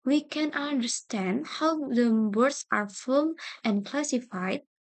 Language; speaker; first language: English; non-native, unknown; Indonesian